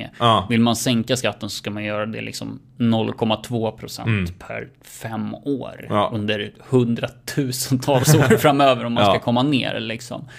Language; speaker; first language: Swedish; native; Swedish